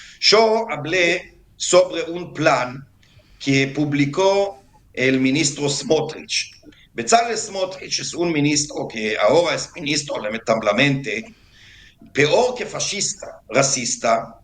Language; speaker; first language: Spanish; non-native, fluent; Hebrew